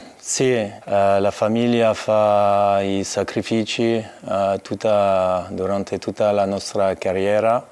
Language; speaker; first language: Italian; non-native, fluent; French